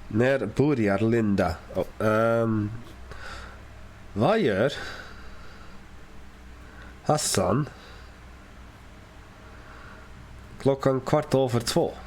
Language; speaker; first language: Swedish; non-native, learner; English